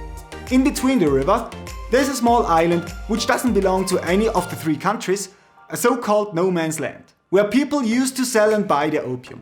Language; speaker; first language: English; non-native, fluent; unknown